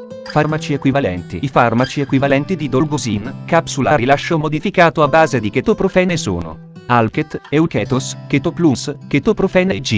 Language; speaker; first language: Italian; native; Italian